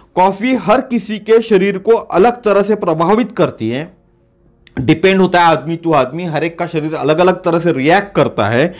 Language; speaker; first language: Hindi; non-native, local second language; Marathi